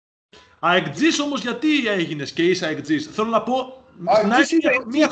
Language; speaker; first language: Greek; native; Greek